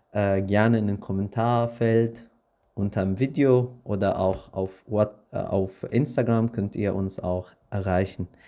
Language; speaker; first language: German; early bilingual, other home language; Arabic